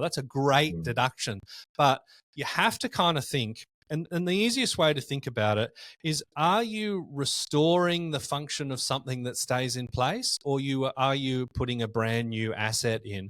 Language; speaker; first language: English; native; English